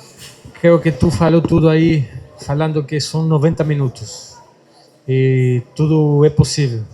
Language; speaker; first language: Portuguese; non-native, fluent; Spanish